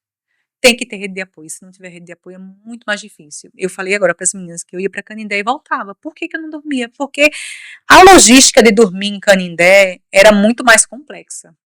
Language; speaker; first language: Portuguese; native; Portuguese